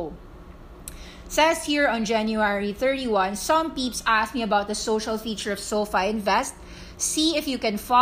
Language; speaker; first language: English; non-native, local second language; Filipino